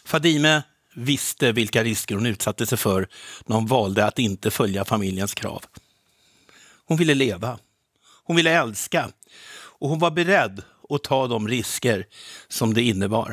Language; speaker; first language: Swedish; native; Swedish